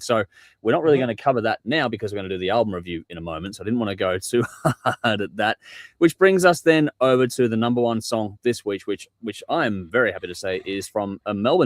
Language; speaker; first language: English; native; English